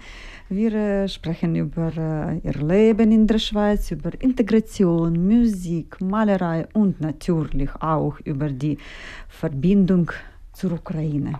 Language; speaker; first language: German; non-native, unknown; Ukrainian